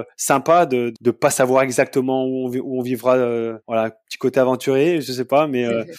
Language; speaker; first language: French; native; French